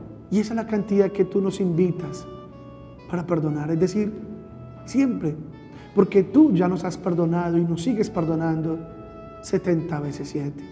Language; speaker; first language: Spanish; native; Spanish